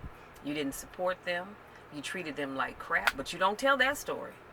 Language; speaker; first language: English; native; English